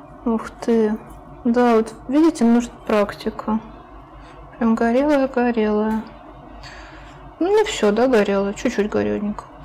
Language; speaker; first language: Russian; native; Russian